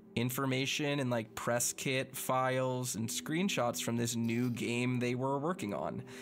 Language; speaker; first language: English; native; English